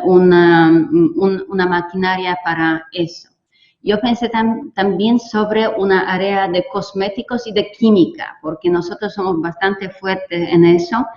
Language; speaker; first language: Spanish; non-native, fluent; Polish